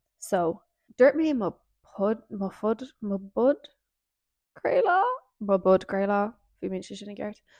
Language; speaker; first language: Irish; non-native, local second language; English